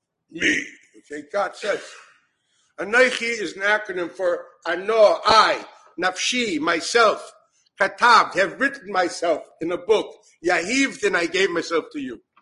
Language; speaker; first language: English; native; English